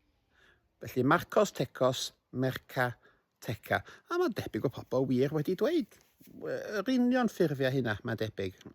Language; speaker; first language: Welsh; native; Welsh